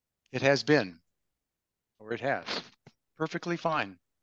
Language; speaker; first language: English; native; English